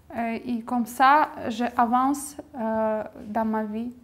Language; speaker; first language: French; non-native, learner; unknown